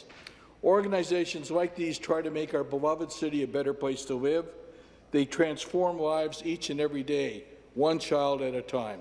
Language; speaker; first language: English; native; English